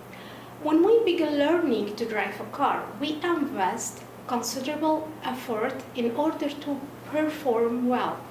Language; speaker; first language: English; non-native, fluent; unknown